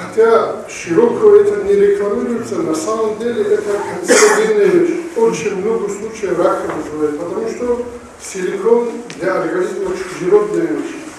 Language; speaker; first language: Russian; non-native, local second language; Avaric